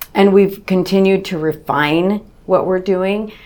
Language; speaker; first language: English; early bilingual, other home language; Spanish